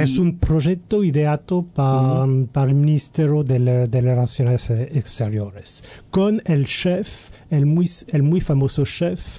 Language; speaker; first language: Spanish; non-native, learner; French